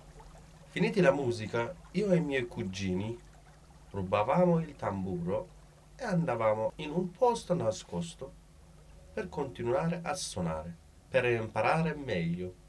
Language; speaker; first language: Italian; non-native, learner; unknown